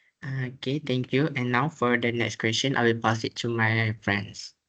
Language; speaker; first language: English; non-native, local second language; Malay